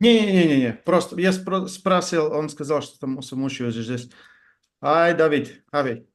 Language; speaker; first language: Russian; non-native, fluent; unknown